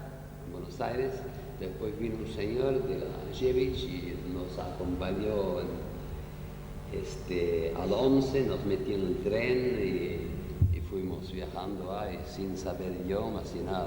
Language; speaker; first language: Spanish; early bilingual, other home language; Yiddish